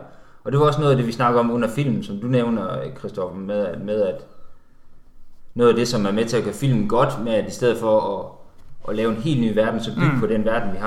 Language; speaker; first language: Danish; native; Danish